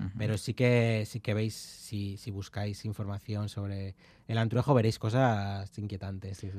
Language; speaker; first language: Spanish; native; Spanish